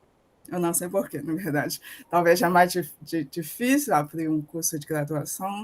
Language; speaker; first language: Portuguese; non-native, fluent; Chinese